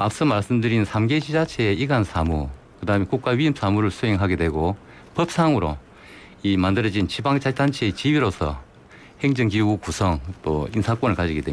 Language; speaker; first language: Korean; native; Korean